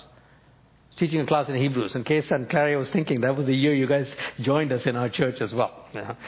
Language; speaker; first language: English; non-native, local second language; Tamil